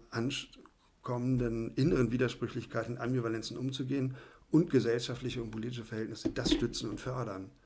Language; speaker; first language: German; native; German